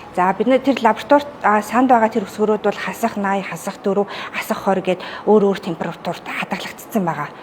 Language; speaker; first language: Mongolian; native; Mongolian